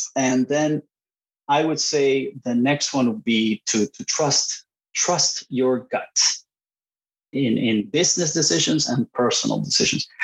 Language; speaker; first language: English; non-native, fluent; Spanish